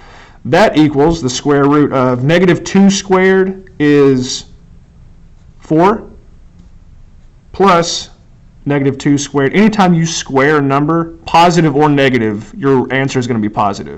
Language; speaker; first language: English; native; English